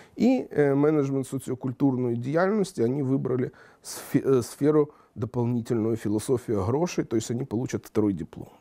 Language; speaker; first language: Russian; native; Russian